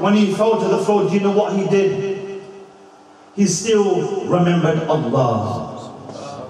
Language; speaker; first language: English; native; English